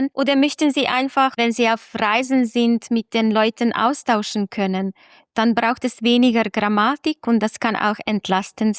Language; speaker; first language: German; non-native, fluent; Hungarian